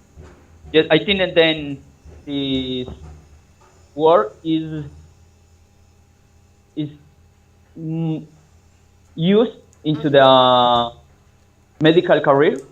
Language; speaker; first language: English; non-native, learner; Spanish